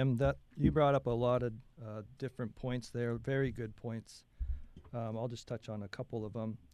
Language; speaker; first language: English; native; English